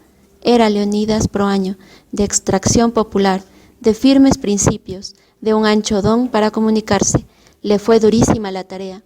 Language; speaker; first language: Spanish; native; Spanish